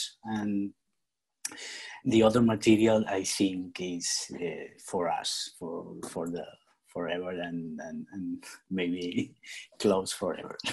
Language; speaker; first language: English; non-native, learner; Spanish